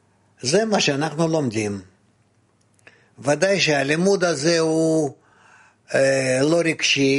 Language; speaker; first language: Hebrew; non-native, fluent; Russian